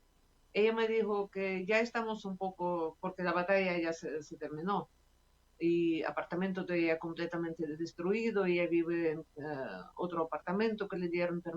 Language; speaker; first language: Spanish; non-native, fluent; Russian